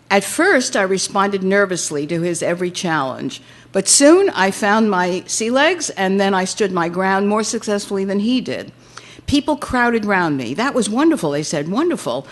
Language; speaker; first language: English; native; English